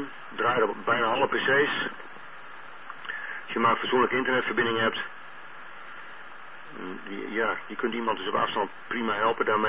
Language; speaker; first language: Dutch; native; Dutch